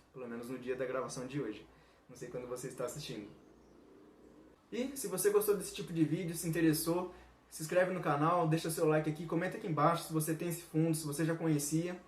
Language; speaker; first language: Portuguese; native; Portuguese